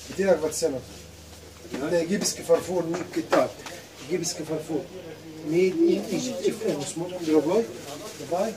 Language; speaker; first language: Russian; non-native, learner; Arabic